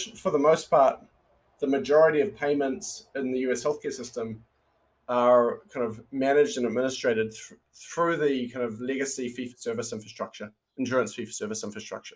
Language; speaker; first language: English; native; English